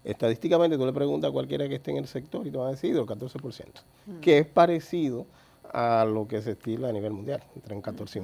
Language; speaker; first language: Spanish; native; Spanish